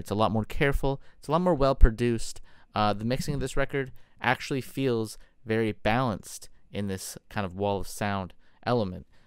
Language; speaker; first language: English; native; English